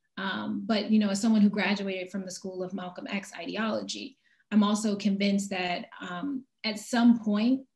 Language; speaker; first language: English; native; English